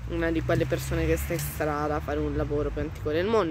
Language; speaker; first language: Italian; native; Italian